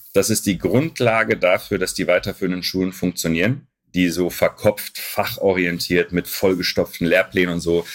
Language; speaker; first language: German; early bilingual, other home language; Arabic